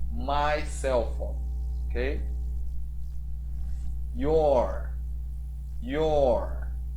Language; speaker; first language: English; non-native, fluent; Portuguese